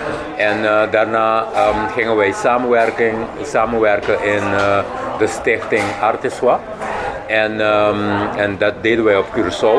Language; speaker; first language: Dutch; non-native, local second language; Papiamento